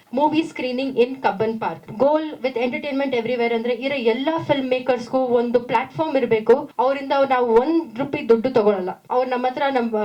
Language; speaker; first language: Kannada; non-native, local second language; Tamil